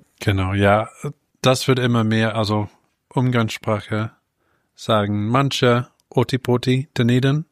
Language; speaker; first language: German; non-native, fluent; English